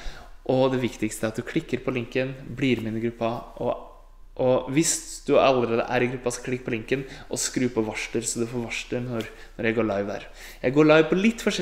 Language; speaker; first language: Norwegian; native; Norwegian